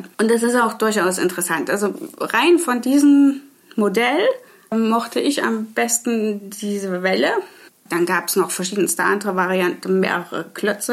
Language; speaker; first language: German; native; German